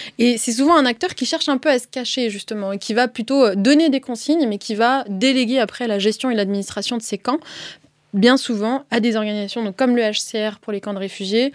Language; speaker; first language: French; early bilingual, other home language; Arabic